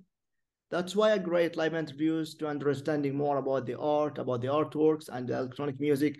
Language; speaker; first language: English; non-native, fluent; Arabic